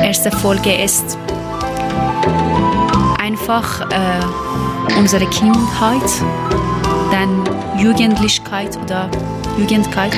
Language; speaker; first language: German; non-native, learner; Persian